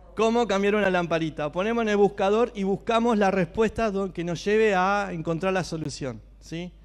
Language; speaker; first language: Spanish; native; Spanish